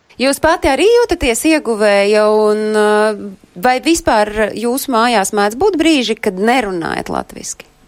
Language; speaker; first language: Latvian; native; Latvian